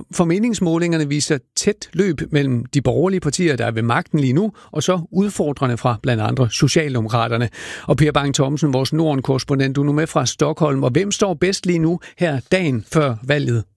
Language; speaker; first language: Danish; native; Danish